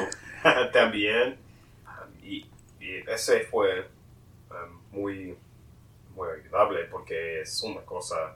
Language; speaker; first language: Spanish; non-native, learner; English